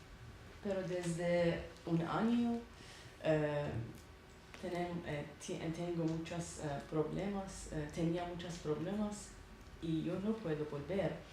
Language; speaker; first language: Spanish; non-native, learner; Persian